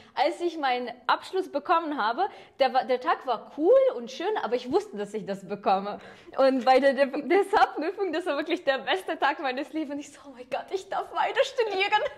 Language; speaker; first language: German; non-native, fluent; Ukrainian